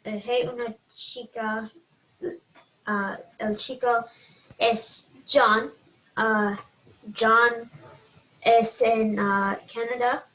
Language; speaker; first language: Spanish; non-native, learner; English